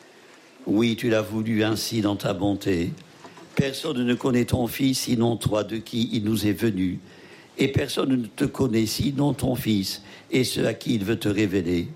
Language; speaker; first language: French; native; French